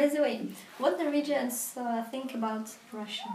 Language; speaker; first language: English; non-native, learner; Russian